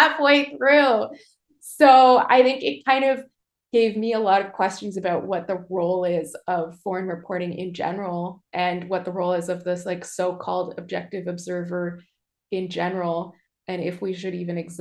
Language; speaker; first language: English; native; English